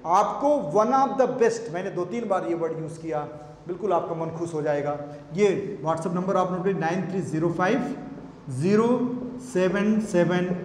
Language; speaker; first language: Hindi; native; Hindi